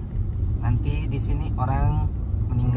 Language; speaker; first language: Indonesian; non-native, learner; Hindi